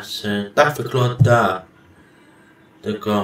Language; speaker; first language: Polish; non-native, learner; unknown